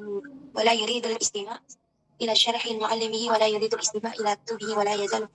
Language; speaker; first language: Arabic; non-native, learner; Indonesian